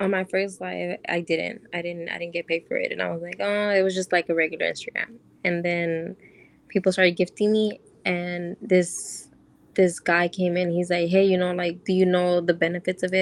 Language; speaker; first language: English; native; English